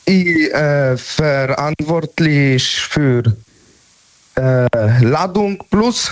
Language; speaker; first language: German; non-native, learner; Polish